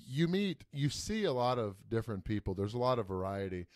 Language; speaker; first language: English; native; English